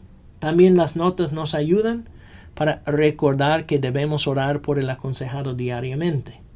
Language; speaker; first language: Spanish; non-native, fluent; English